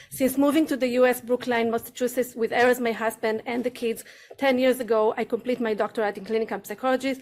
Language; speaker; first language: English; non-native, learner; Hebrew